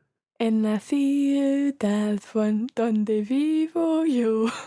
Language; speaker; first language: Spanish; non-native, learner; English